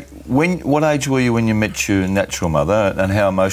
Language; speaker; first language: English; native; English